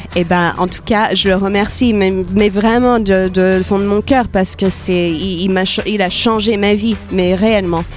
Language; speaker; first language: French; non-native, fluent; English